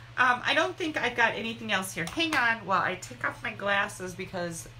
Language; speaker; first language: English; native; English